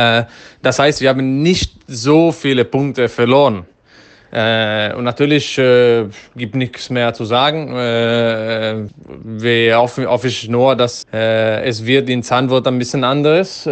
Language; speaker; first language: German; non-native, fluent; Dutch